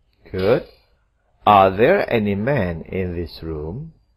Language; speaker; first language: English; non-native, fluent; Indonesian